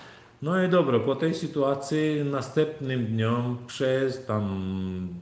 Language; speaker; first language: Polish; non-native, learner; Turkmen